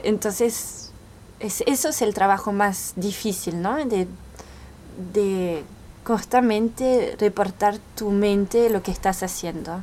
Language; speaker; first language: Spanish; early bilingual, heritage; French